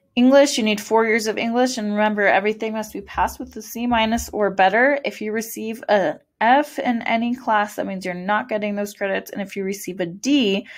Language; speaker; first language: English; native; English